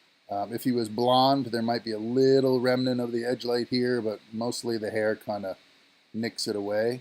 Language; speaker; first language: English; native; English